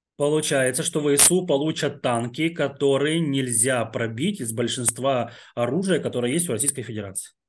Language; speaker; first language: Russian; non-native, local second language; Ukrainian